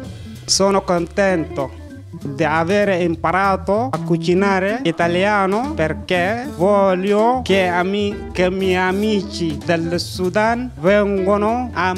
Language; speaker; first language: Italian; non-native, learner; Arabic